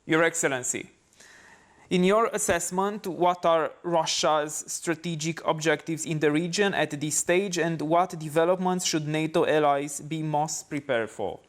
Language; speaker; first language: English; non-native, fluent; Romanian